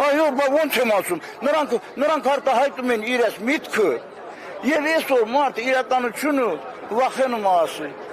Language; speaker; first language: Armenian; native; Armenian